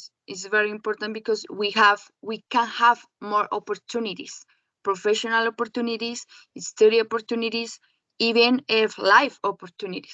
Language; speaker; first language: English; non-native, learner; Spanish